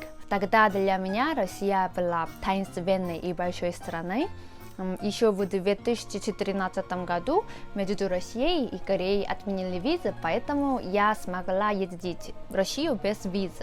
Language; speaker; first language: Russian; non-native, fluent; Korean